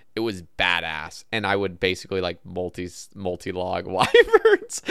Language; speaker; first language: English; native; English